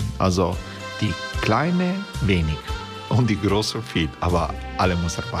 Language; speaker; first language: German; non-native, fluent; Croatian